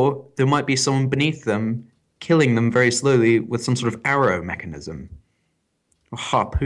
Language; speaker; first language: English; native; English